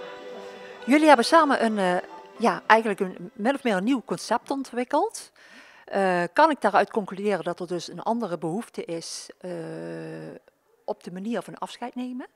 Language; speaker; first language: Dutch; native; Dutch